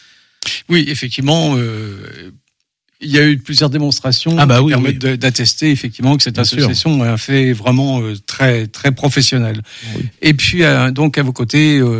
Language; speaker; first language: French; native; French